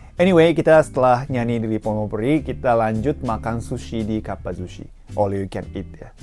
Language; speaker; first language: Indonesian; non-native, fluent; Japanese